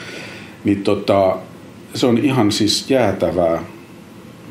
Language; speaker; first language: Finnish; native; Finnish